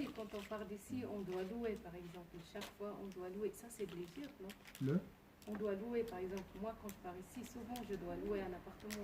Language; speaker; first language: French; non-native, learner; Arabic